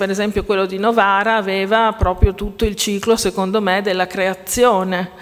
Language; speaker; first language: Italian; native; Italian